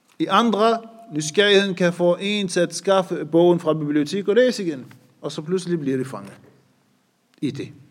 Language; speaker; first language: Danish; non-native, fluent; Arabic